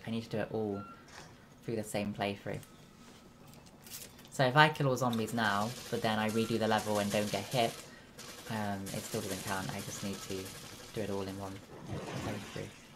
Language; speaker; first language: English; native; English